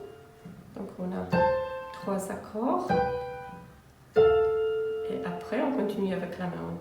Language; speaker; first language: French; non-native, fluent; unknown